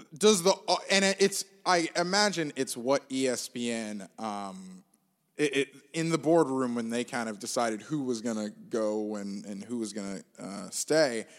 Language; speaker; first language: English; native; English